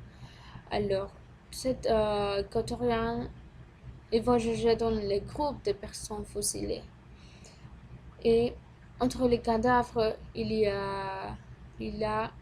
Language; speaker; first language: French; non-native, learner; Spanish